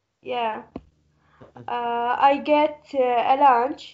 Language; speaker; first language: English; non-native, learner; Arabic